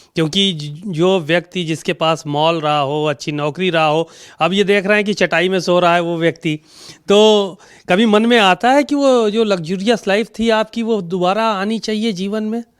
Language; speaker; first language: Hindi; native; Hindi